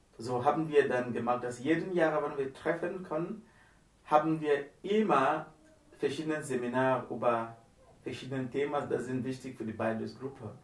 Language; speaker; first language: German; non-native, learner; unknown